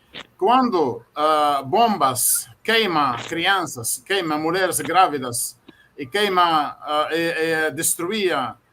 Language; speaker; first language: Portuguese; non-native, fluent; Arabic